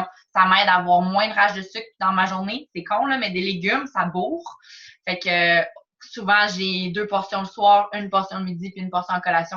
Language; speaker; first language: French; native; French